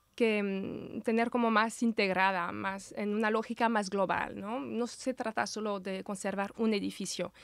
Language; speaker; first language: Spanish; non-native, fluent; French